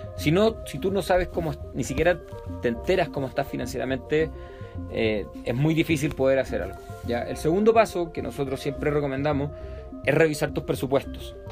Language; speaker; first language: Spanish; native; Spanish